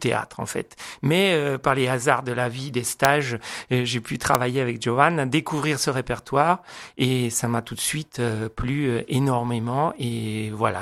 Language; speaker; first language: French; native; French